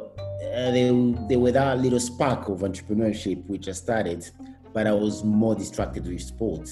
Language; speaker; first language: English; non-native, local second language; Kinyarwanda